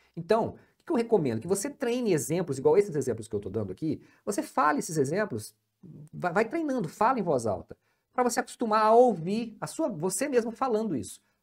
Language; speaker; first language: Portuguese; native; Portuguese